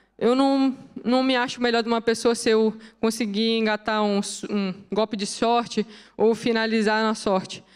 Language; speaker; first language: Portuguese; native; Portuguese